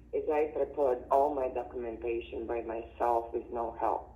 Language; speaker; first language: English; non-native, fluent; Latvian